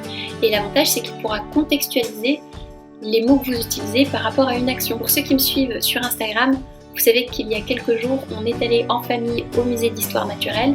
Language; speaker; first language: French; native; French